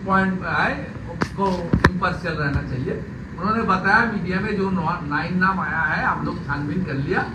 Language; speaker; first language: Hindi; non-native, local second language; Bangla